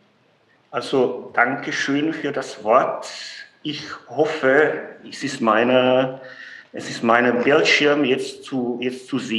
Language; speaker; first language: German; non-native, fluent; Czech